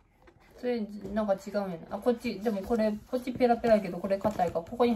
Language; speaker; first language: Japanese; native; Japanese